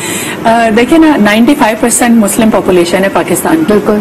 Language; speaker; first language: Urdu; native; Urdu